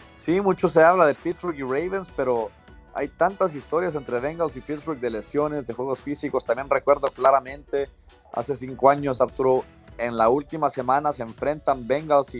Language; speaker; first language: Spanish; native; Spanish